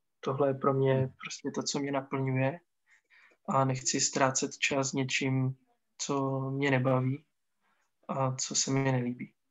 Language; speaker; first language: Czech; non-native, local second language; Romany